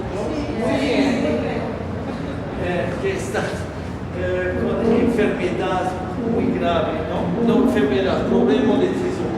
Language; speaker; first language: Spanish; non-native, learner; French